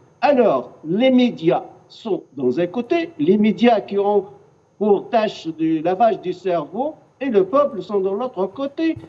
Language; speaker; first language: French; non-native, fluent; Arabic